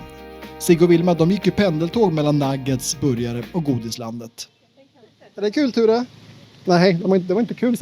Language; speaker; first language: Swedish; native; Swedish